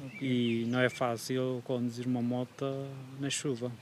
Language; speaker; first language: Portuguese; non-native, fluent; Turkish